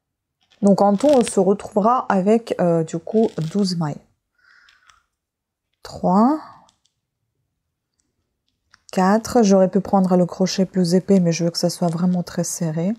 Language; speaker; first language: French; native; French